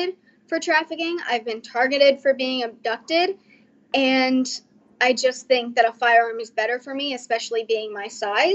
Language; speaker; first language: English; native; English